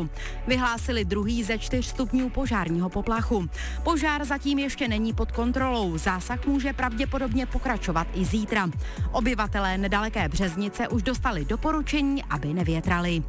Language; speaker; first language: Czech; native; Czech